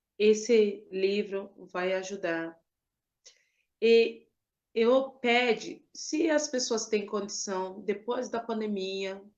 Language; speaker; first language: Portuguese; non-native, fluent; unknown